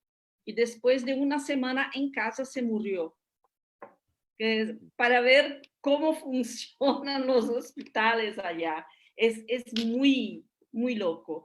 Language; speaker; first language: Spanish; non-native, fluent; Portuguese